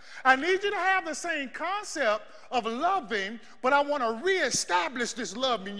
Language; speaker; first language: English; native; English